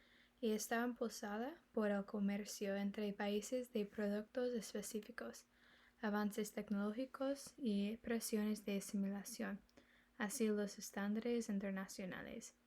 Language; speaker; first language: Spanish; non-native, learner; English